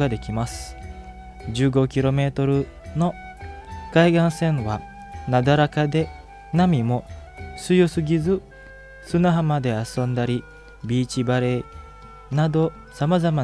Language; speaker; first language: Japanese; non-native, fluent; Indonesian